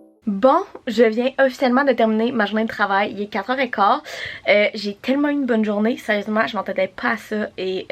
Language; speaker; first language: French; native; French